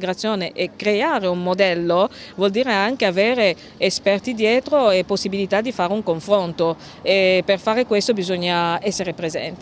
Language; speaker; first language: Italian; non-native, fluent; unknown